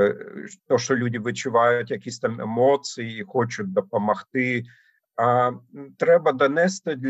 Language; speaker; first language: Ukrainian; non-native, fluent; German